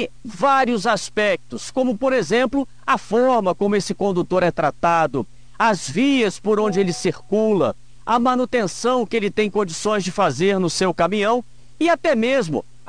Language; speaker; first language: Portuguese; native; Portuguese